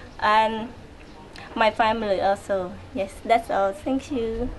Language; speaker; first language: English; non-native, learner; Khmer